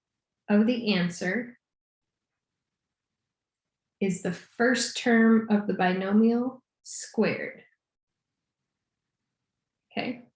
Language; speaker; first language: English; native; English